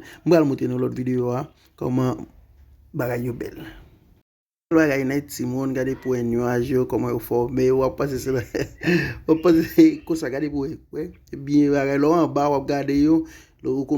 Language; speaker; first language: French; non-native, learner; Haitian Creole